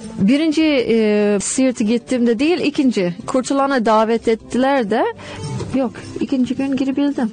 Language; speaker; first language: Turkish; non-native, fluent; English